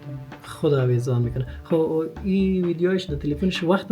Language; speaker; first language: Persian; non-native, local second language; Pashto